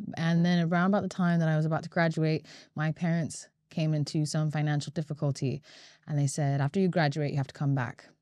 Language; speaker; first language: English; non-native, fluent; Latvian